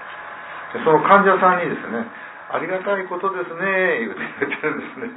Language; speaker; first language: Japanese; native; Japanese